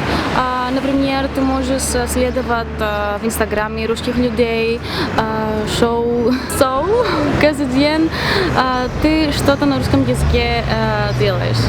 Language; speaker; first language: Russian; non-native, fluent; Greek